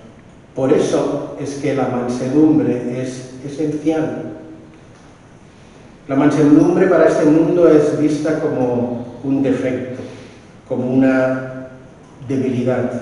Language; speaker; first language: Spanish; native; Spanish